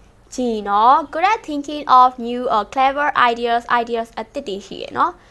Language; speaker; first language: English; non-native, fluent; Burmese